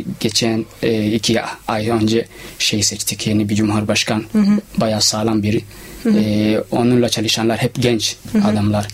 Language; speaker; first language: Turkish; non-native, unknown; Somali